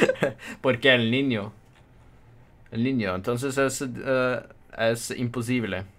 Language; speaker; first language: Spanish; non-native, fluent; Norwegian